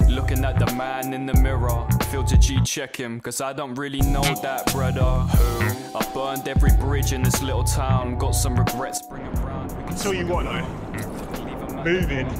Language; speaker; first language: English; native; English